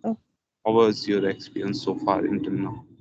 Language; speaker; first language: English; non-native, learner; Hindi